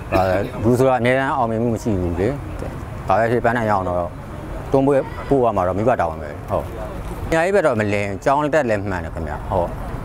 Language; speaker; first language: Burmese; native; Burmese